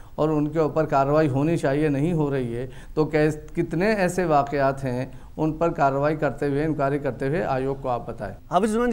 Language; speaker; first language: Hindi; native; Hindi